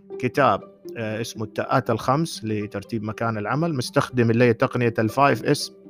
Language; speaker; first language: Arabic; native; Arabic